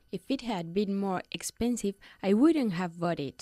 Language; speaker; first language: English; non-native, fluent; Spanish